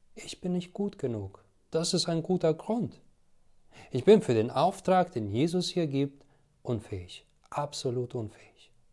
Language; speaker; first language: German; non-native, fluent; Albanian